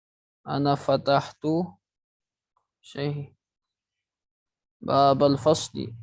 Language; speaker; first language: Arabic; non-native, fluent; Urdu